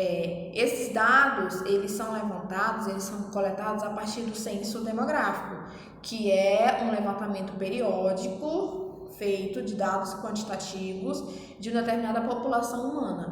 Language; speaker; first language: Portuguese; native; Portuguese